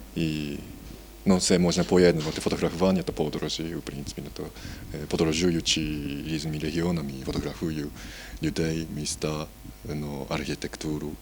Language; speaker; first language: Ukrainian; non-native, fluent; Japanese